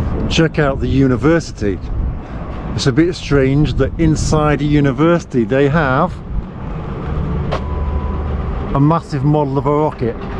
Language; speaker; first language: English; native; English